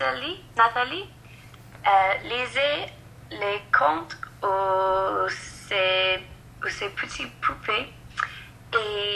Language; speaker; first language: French; non-native, learner; English